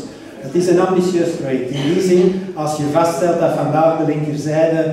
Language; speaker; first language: Dutch; native; Dutch